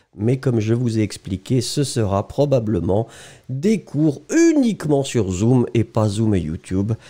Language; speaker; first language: French; native; French